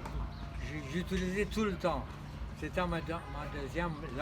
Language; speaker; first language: French; non-native, fluent; Turkish